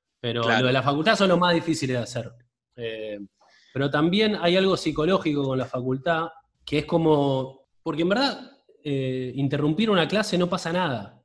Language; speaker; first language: Spanish; native; Spanish